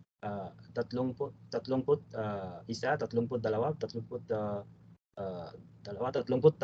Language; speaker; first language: Filipino; non-native, learner; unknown